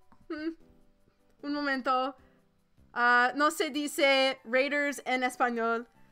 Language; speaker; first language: Spanish; non-native, learner; English